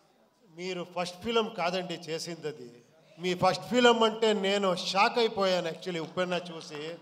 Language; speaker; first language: Telugu; non-native, local second language; Kannada